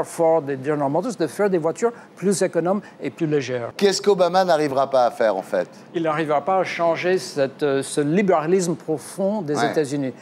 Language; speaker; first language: French; non-native, fluent; English